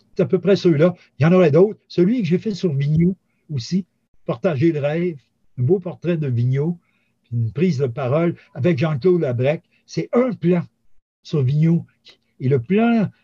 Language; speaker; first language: French; native; French